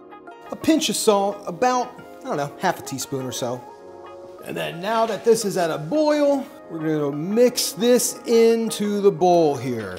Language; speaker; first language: English; native; English